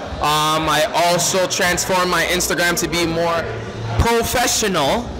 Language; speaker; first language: English; native; English